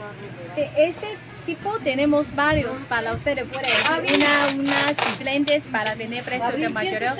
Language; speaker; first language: Spanish; non-native, learner; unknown